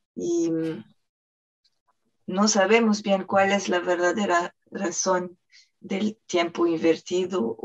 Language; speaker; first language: Spanish; non-native, fluent; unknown